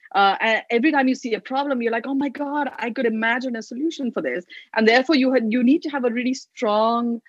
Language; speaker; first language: English; non-native, local second language; Hindi